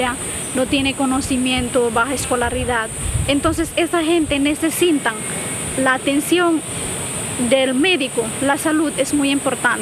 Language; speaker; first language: Spanish; non-native, fluent; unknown